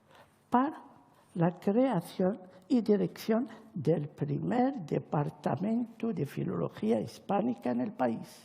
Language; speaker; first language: Spanish; non-native, fluent; Arabic